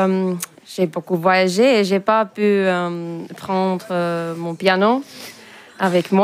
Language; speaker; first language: French; non-native, fluent; Finnish